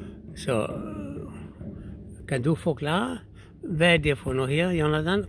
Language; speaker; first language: Danish; non-native, learner; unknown